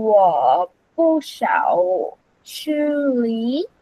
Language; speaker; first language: Chinese; non-native, learner; Vietnamese